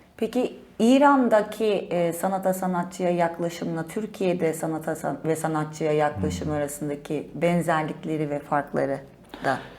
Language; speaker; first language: Turkish; native; Turkish